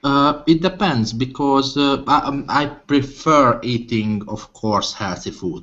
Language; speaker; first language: English; non-native, learner; Hungarian